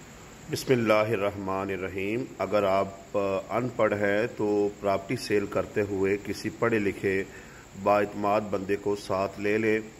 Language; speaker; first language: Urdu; non-native, local second language; Punjabi